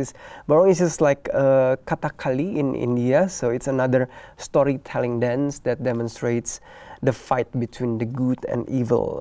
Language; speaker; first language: English; non-native, fluent; Indonesian